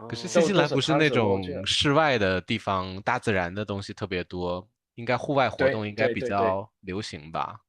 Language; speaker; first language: Chinese; native; Chinese